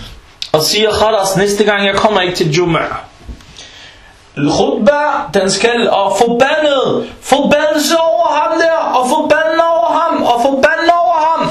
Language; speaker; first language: Danish; early bilingual, other home language; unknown